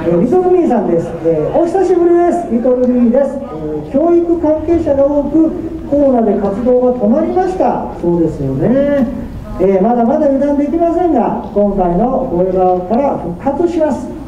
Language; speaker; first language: Japanese; native; Japanese